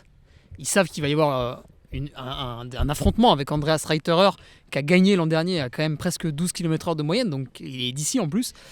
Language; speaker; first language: French; native; French